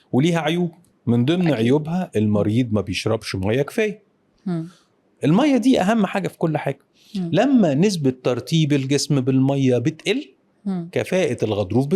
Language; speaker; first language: Arabic; native; Arabic